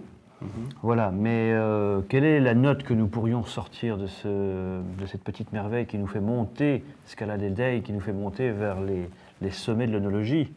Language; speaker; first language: French; native; French